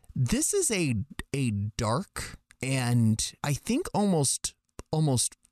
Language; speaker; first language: English; native; English